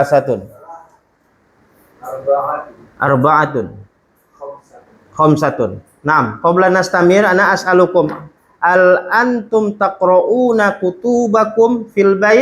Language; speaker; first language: Arabic; non-native, fluent; Indonesian